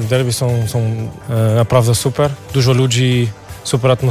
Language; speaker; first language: Polish; non-native, learner; Portuguese